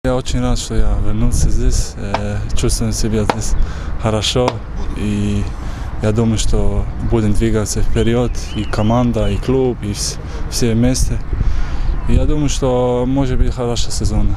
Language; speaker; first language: Russian; non-native, fluent; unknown